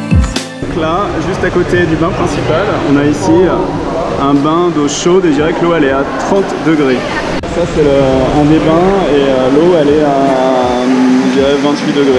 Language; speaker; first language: French; native; French